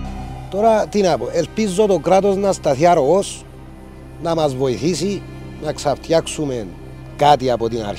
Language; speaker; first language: Greek; native; Greek